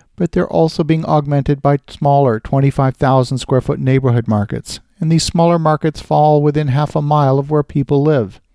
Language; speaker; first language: English; native; English